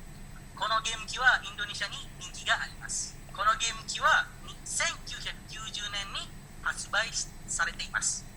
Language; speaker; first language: Japanese; non-native, learner; Indonesian